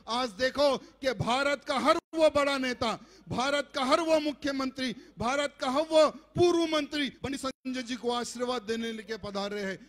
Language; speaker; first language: Hindi; native; Hindi